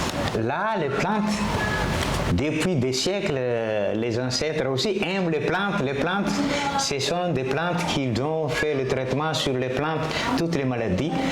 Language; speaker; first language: French; non-native, local second language; Malagasy